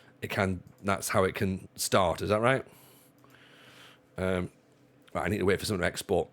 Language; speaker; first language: English; native; English